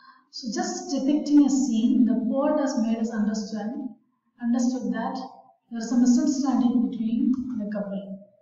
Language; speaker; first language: English; non-native, local second language; Tamil